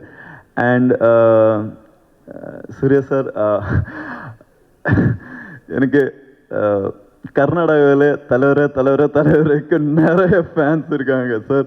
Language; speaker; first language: Tamil; non-native, learner; Kannada